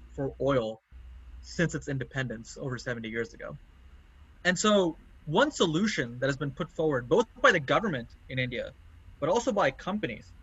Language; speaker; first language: English; non-native, local second language; Tamil